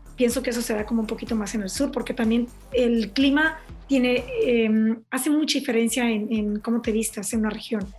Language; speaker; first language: Spanish; native; Spanish